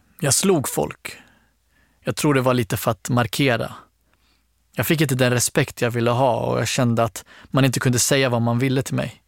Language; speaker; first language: Swedish; early bilingual, other home language; Arabic